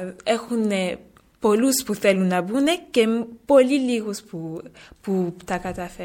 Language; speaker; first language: Greek; early bilingual, heritage; French